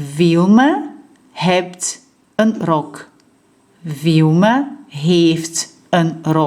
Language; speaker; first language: Dutch; non-native, fluent; Portuguese